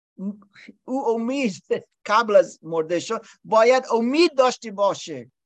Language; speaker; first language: Persian; non-native, learner; English